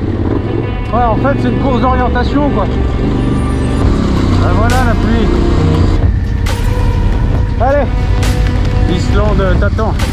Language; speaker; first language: French; native; French